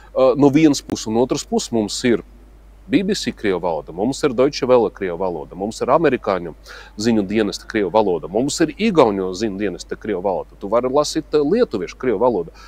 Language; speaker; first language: Latvian; non-native, local second language; Russian